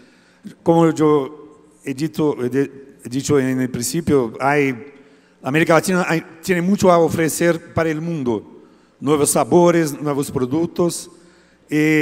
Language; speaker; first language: Spanish; non-native, fluent; Portuguese